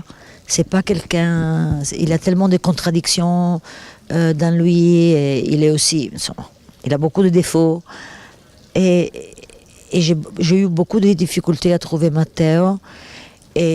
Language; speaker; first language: French; non-native, fluent; Italian